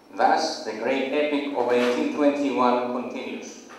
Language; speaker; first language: English; non-native, fluent; Greek